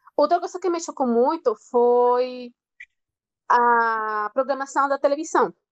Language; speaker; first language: Portuguese; non-native, fluent; Spanish